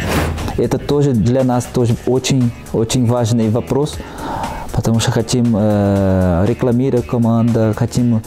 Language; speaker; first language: Russian; non-native, fluent; Portuguese